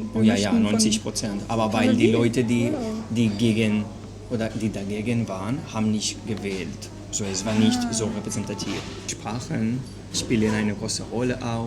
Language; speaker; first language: German; non-native, fluent; Catalan